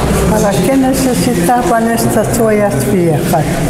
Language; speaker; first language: Spanish; non-native, fluent; Hungarian